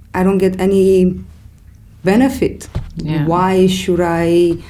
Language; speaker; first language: English; non-native, fluent; Romanian